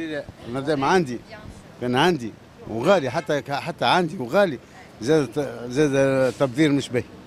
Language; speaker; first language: Arabic; native; Arabic